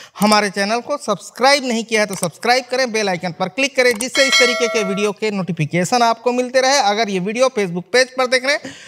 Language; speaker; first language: Hindi; native; Hindi